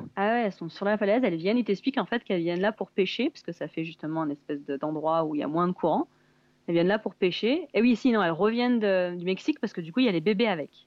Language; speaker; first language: French; native; French